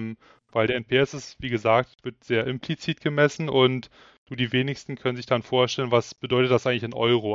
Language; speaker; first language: German; native; German